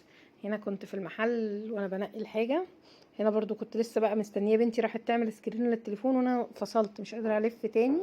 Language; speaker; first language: Arabic; native; Arabic